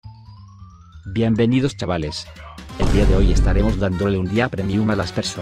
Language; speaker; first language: Spanish; native; Spanish